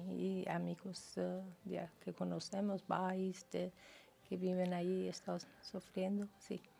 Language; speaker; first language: Spanish; non-native, fluent; Persian